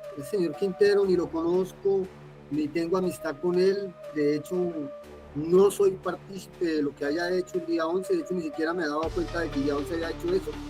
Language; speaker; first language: Spanish; native; Spanish